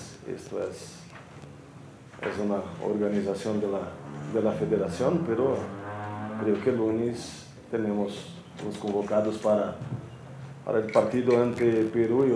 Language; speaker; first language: Spanish; non-native, fluent; Portuguese